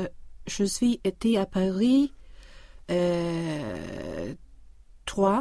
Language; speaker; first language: French; non-native, learner; Swedish